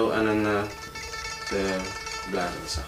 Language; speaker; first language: Dutch; early bilingual, other home language; Cantonese